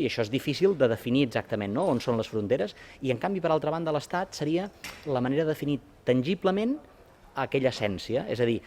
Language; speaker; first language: Catalan; native; Catalan